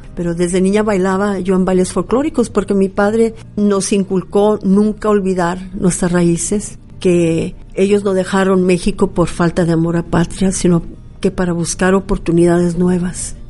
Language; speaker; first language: Spanish; early bilingual, heritage; Spanish